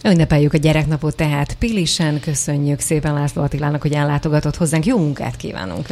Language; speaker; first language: Hungarian; native; Hungarian